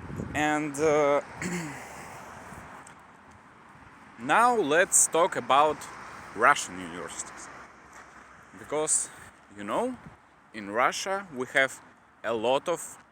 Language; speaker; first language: English; non-native, learner; Russian